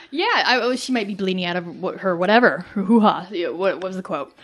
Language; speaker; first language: English; native; English